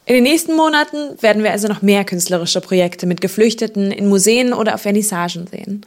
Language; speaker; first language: German; native; German